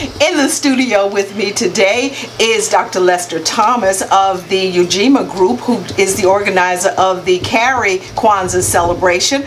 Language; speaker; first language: English; native; English